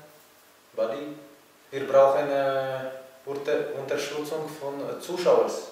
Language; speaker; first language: German; non-native, learner; Latvian